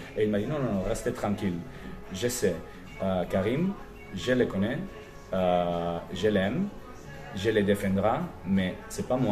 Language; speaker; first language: French; non-native, fluent; Spanish